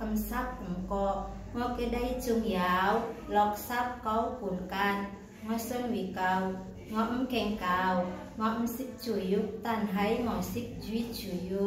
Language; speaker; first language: Cantonese; non-native, learner; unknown